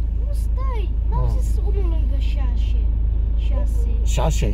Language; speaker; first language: Romanian; early bilingual, heritage; Romanian